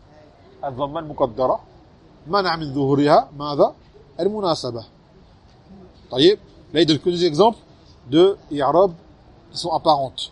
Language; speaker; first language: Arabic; non-native, fluent; French